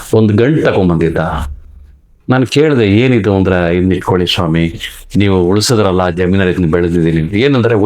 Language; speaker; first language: Kannada; native; Kannada